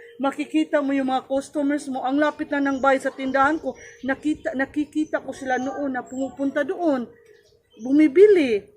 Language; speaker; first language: Filipino; non-native, local second language; Cebuano